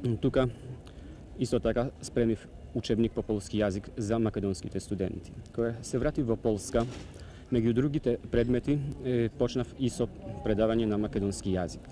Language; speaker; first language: Macedonian; non-native, fluent; Polish